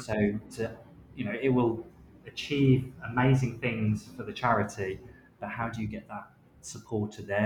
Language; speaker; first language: English; native; English